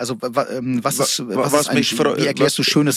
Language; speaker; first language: German; native; German